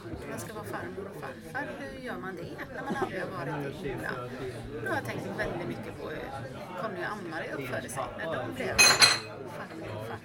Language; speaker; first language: Swedish; native; Swedish